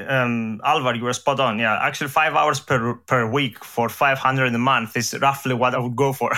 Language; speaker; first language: English; non-native, fluent; Greek